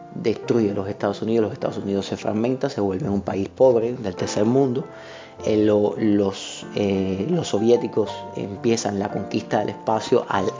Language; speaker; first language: Spanish; native; Spanish